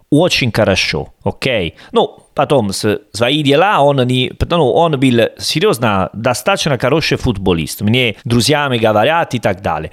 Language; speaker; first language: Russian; non-native, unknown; Italian